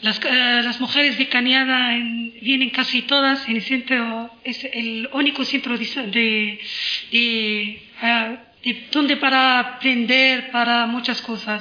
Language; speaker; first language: Spanish; non-native, learner; Arabic